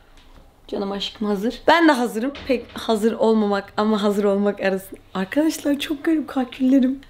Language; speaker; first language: Turkish; native; Turkish